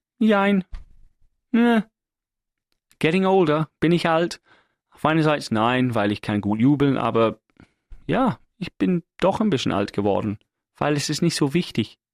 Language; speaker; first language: German; non-native, fluent; English